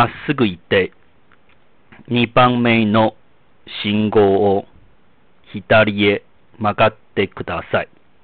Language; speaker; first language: Japanese; non-native, fluent; Chinese